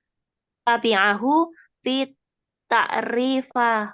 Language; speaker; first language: Arabic; non-native, learner; Indonesian